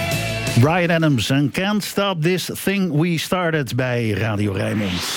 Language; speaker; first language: Dutch; native; Dutch